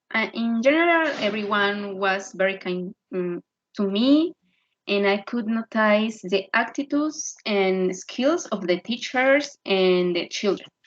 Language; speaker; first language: English; non-native, learner; Spanish